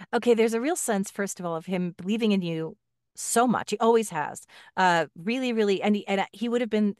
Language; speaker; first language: English; native; English